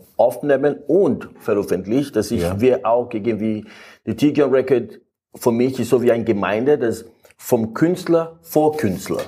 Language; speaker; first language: German; non-native, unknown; English